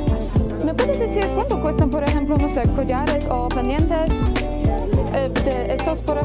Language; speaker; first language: Spanish; non-native, fluent; Polish